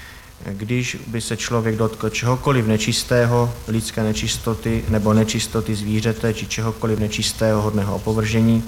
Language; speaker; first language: Czech; native; Czech